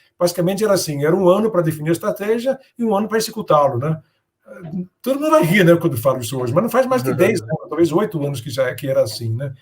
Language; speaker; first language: Portuguese; non-native, fluent; Danish